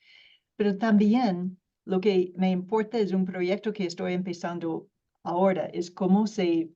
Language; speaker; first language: Spanish; non-native, fluent; English